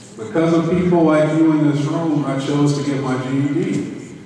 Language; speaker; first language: English; native; English